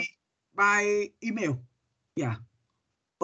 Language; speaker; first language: English; non-native, learner; Vietnamese